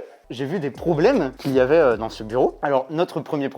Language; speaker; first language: French; native; French